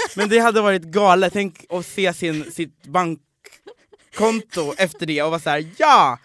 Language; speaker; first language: Swedish; non-native, fluent; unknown